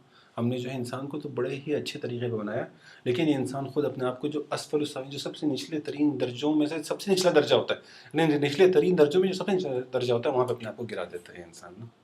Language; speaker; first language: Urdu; non-native, fluent; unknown